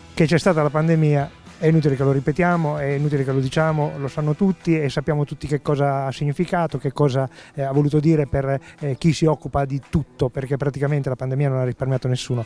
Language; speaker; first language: Italian; native; Italian